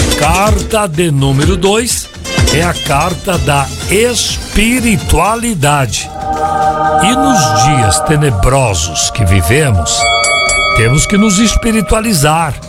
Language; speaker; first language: Portuguese; native; Portuguese